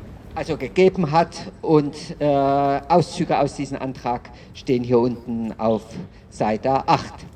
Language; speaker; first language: German; native; German